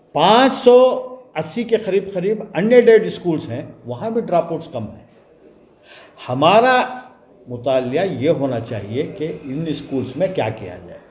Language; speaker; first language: Hindi; non-native, local second language; Urdu